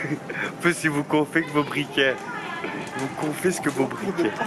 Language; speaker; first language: French; native; French